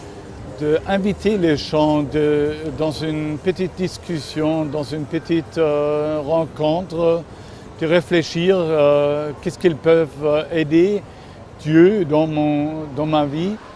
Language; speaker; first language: French; non-native, fluent; German